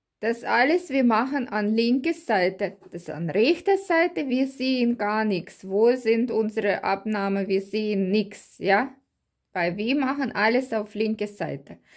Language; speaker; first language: German; non-native, learner; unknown